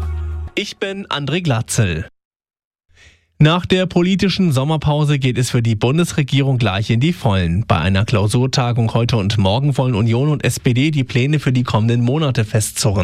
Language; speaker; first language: German; native; German